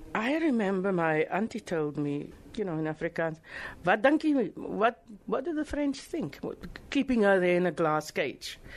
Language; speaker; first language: English; non-native, local second language; Afrikaans